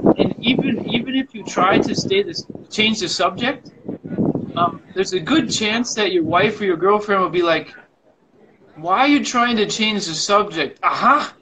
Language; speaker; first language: English; native; English